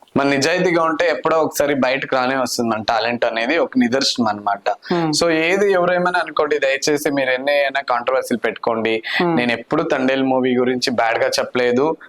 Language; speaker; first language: Telugu; native; Telugu